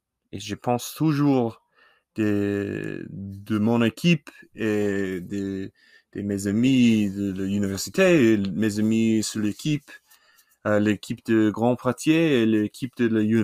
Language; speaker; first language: French; non-native, learner; English